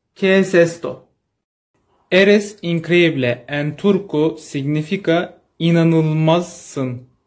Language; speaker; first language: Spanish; non-native, learner; Turkish